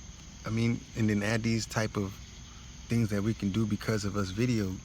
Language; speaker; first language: English; native; English